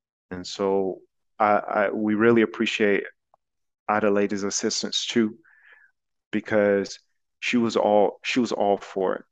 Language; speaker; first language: English; native; English